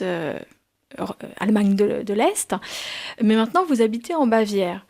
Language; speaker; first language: French; native; French